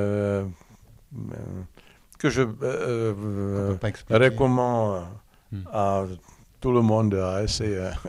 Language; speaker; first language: French; non-native, learner; Czech